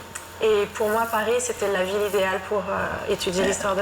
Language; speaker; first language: French; non-native, fluent; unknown